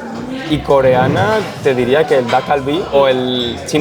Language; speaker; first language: Spanish; native; Spanish